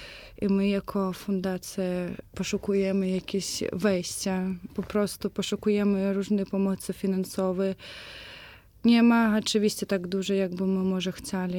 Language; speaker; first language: Polish; non-native, fluent; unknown